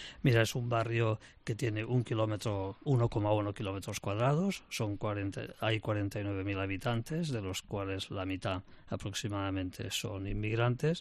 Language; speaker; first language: Spanish; non-native, local second language; Catalan